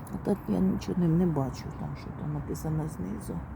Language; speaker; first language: Ukrainian; non-native, local second language; Russian